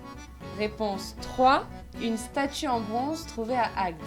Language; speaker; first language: French; native; French